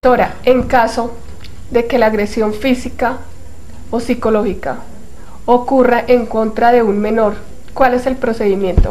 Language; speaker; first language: Spanish; native; Spanish